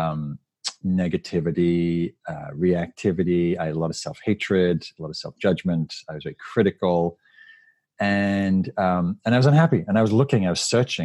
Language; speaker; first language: English; native; English